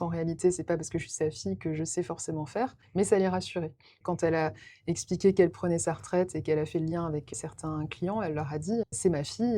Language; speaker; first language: French; native; French